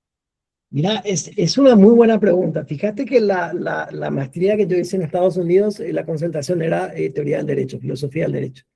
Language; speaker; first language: Spanish; native; Spanish